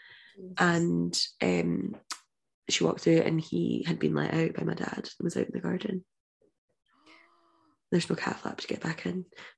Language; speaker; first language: English; native; English